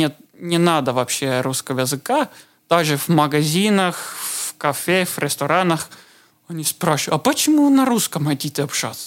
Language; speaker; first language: Russian; non-native, learner; Estonian